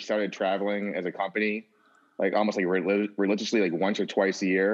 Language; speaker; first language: English; native; English